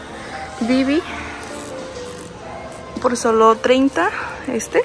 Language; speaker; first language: Spanish; native; Spanish